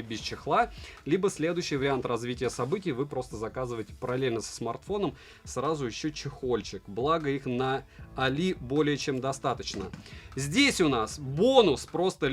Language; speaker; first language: Russian; native; Russian